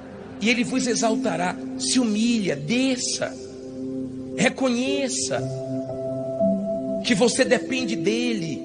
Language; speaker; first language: Portuguese; native; Portuguese